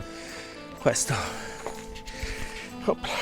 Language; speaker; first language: Italian; native; Italian